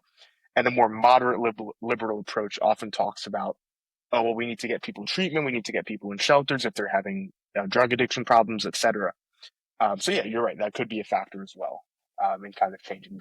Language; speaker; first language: English; native; English